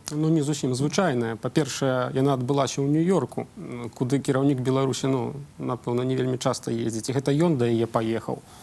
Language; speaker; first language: Belarusian; non-native, local second language; Russian